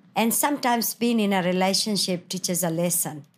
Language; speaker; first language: English; non-native, fluent; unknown